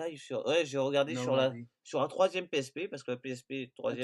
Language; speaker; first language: French; native; French